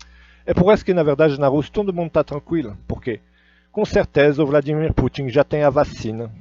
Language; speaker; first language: Portuguese; non-native, fluent; Russian